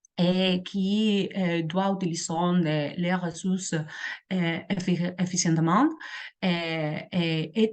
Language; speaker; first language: French; non-native, learner; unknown